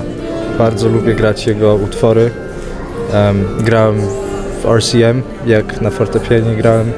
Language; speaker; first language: Polish; early bilingual, heritage; English